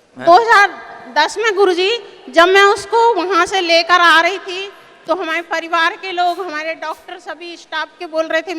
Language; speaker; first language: Hindi; native; Hindi